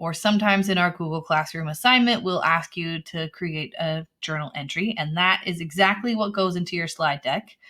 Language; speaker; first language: English; native; English